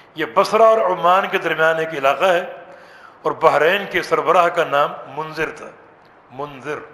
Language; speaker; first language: Urdu; native; Urdu